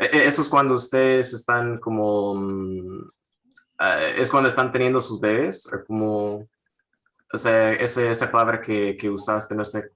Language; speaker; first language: Spanish; non-native, fluent; English